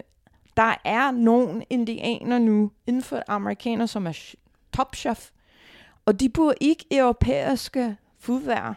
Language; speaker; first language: Danish; non-native, fluent; English